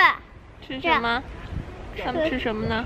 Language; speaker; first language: Chinese; native; Chinese